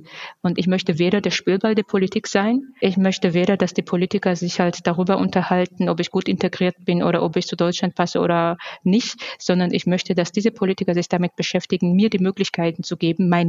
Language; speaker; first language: German; non-native, fluent; Georgian